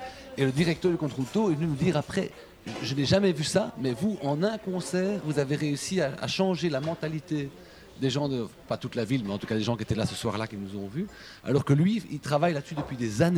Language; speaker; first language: French; native; French